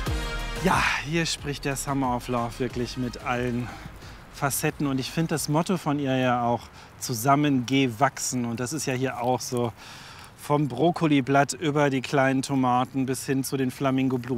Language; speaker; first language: German; native; German